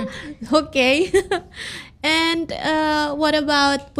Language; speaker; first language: English; non-native, fluent; Indonesian